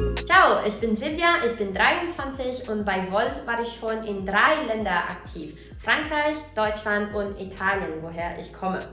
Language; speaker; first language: German; non-native, fluent; Italian